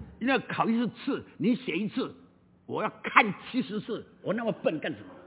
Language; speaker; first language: Chinese; native; Chinese